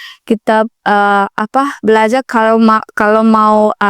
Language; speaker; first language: Indonesian; non-native, learner; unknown